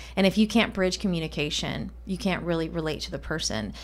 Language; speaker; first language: English; non-native, fluent; Spanish